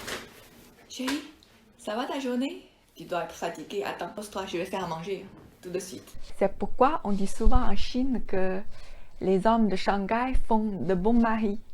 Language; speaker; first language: French; non-native, fluent; Chinese